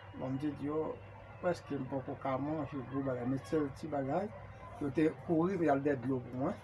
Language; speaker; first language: Haitian Creole; native; Haitian Creole